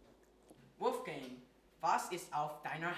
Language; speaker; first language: German; non-native, learner; English